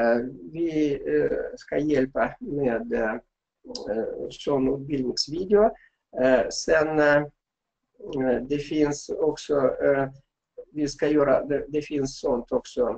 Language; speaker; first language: Swedish; non-native, fluent; Russian